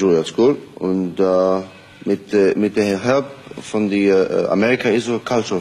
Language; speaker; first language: German; non-native, learner; Hebrew